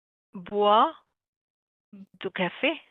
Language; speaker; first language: French; non-native, learner; Bangla